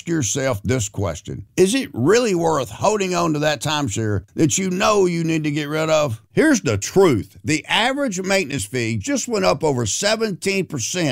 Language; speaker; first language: English; native; English